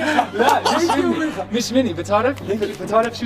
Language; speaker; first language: Arabic; non-native, learner; English